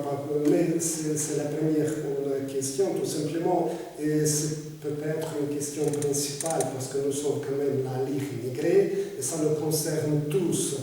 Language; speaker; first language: French; non-native, fluent; Russian